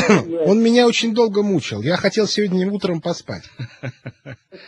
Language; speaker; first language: Russian; native; Russian